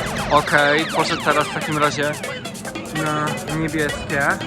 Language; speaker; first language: Polish; native; Polish